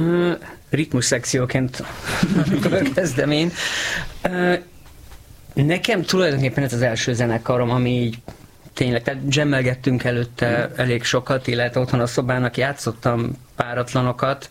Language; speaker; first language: Hungarian; native; Hungarian